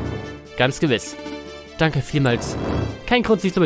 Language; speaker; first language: German; native; German